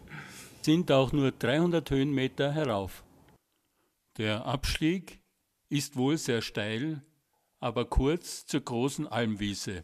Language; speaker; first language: German; native; German